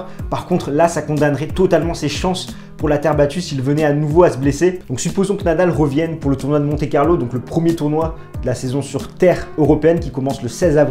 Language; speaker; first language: French; native; French